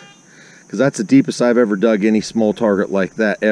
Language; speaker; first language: English; native; English